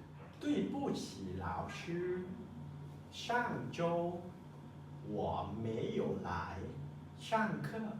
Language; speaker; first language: Chinese; non-native, learner; Lao